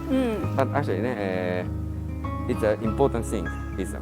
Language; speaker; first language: English; non-native, learner; Japanese